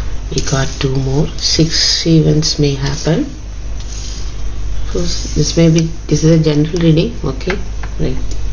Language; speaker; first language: English; non-native, local second language; Tamil